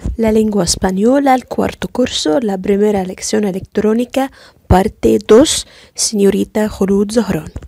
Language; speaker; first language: Spanish; non-native, fluent; Arabic